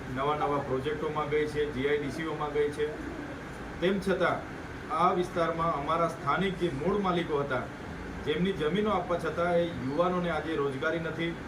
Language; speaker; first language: Gujarati; non-native, local second language; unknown